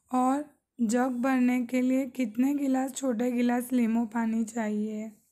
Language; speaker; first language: Urdu; native; Urdu